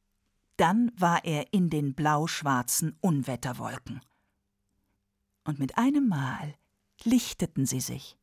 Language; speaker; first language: German; native; German